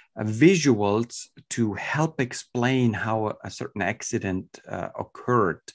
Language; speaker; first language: English; non-native, fluent; Swiss German